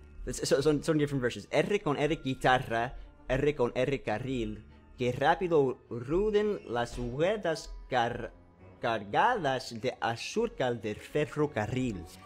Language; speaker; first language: Spanish; early bilingual, heritage; Spanish